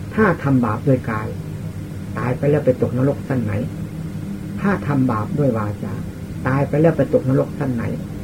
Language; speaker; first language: Thai; non-native, local second language; Lao